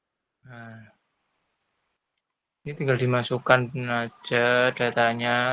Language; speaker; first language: Indonesian; non-native, local second language; Javanese